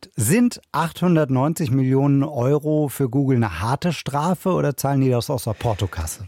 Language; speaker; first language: German; native; German